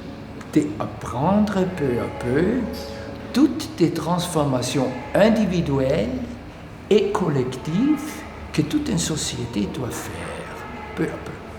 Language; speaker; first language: French; non-native, learner; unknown